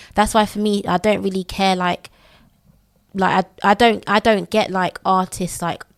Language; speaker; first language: English; native; English